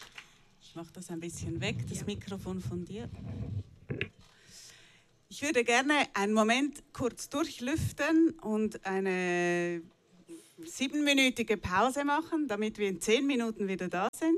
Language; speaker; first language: German; native; German